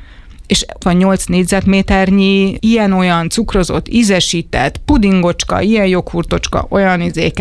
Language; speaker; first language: Hungarian; native; Hungarian